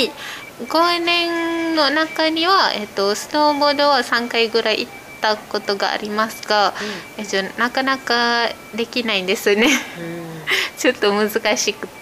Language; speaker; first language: Japanese; non-native, fluent; Malay